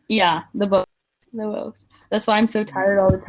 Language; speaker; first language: English; non-native, fluent; Spanish